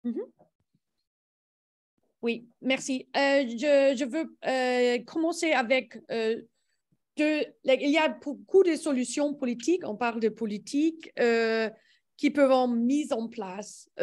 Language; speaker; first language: French; non-native, learner; English